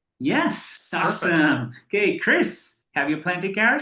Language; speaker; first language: English; non-native, fluent; Spanish